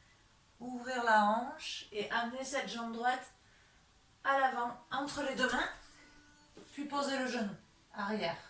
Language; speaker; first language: French; native; French